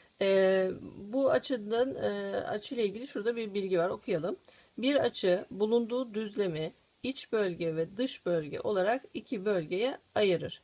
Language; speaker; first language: Turkish; native; Turkish